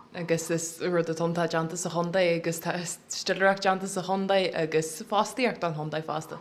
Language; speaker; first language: Irish; native; Irish